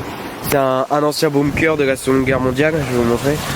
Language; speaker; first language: French; native; French